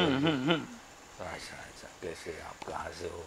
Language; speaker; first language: Hindi; non-native, local second language; Marathi